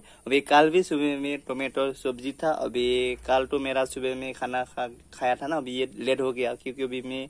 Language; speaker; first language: Hindi; non-native, local second language; Bodo